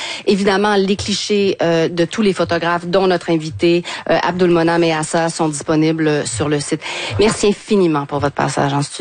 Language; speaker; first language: French; native; French